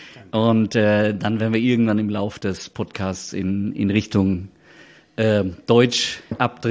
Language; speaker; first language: German; native; German